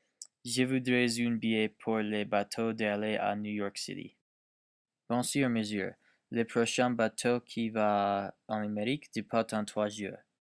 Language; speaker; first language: French; non-native, learner; English